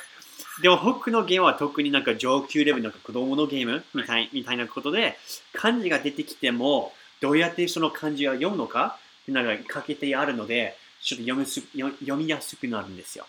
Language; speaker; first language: Japanese; non-native, fluent; English